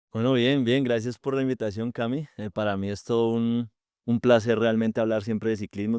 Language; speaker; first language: Spanish; native; Spanish